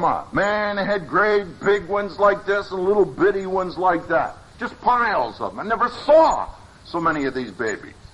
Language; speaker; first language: English; native; English